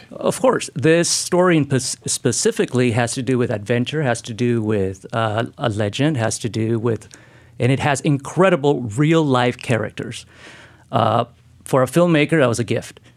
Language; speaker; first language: English; non-native, fluent; Spanish